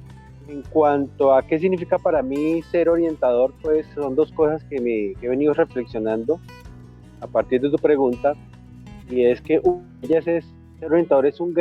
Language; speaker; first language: Spanish; native; Spanish